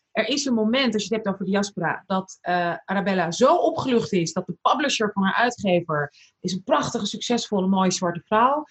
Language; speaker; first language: Dutch; early bilingual, other home language; Arabic